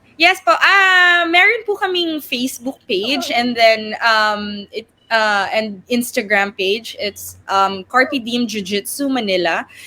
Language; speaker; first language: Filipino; non-native, local second language; Hiligaynon